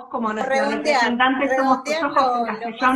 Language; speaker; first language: Spanish; native; Spanish